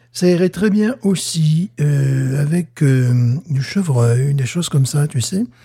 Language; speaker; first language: French; native; French